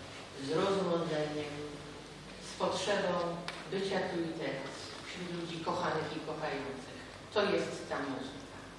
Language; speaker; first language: Polish; native; Polish